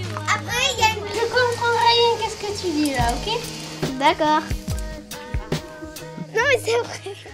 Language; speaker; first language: French; early bilingual, heritage; English